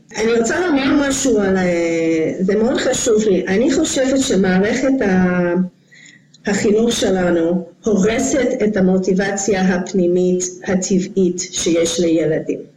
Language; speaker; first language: Hebrew; non-native, fluent; English